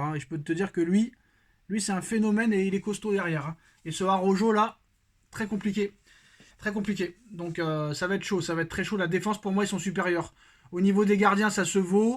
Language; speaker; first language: French; native; French